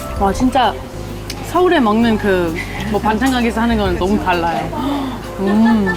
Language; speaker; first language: Korean; non-native, fluent; English